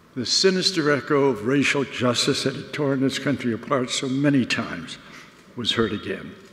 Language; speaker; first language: English; native; English